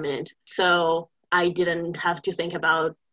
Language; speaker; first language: English; non-native, fluent; Italian